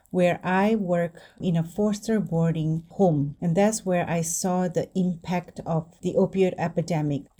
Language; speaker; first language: English; non-native, fluent; Indonesian